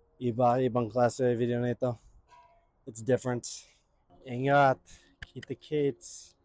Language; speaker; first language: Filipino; non-native, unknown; English